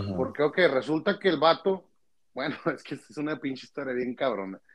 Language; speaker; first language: Spanish; early bilingual, heritage; Spanish